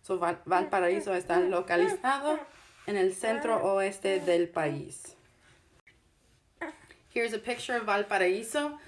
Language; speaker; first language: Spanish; non-native, fluent; English